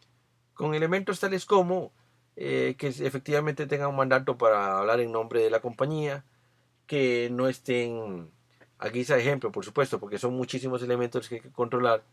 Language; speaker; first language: Spanish; native; Spanish